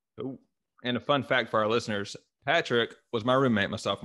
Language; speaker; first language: English; native; English